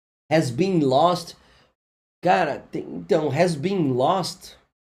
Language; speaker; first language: English; non-native, fluent; Portuguese